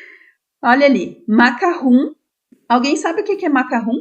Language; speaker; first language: Portuguese; native; Portuguese